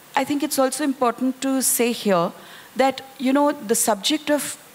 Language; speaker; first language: English; non-native, local second language; Hindi